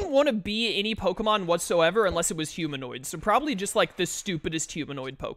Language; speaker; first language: English; native; English